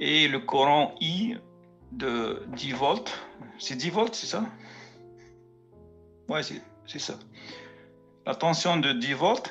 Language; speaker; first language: French; native; French